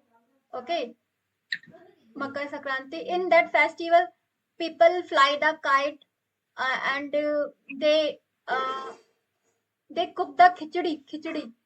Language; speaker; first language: English; non-native, local second language; Hindi